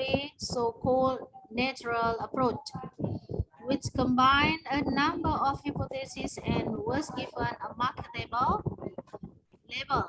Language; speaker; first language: English; non-native, fluent; Indonesian